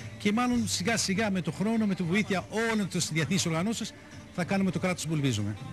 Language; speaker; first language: Greek; non-native, fluent; Arabic